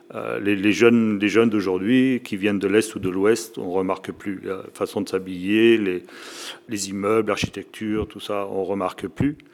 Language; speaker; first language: French; native; French